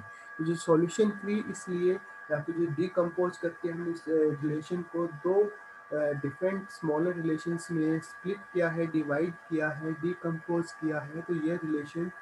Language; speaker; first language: Hindi; native; Hindi